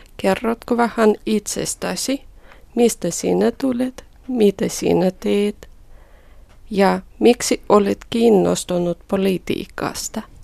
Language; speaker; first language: Finnish; non-native, learner; Russian